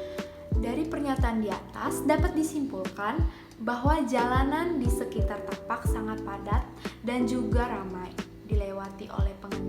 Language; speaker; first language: Indonesian; native; Indonesian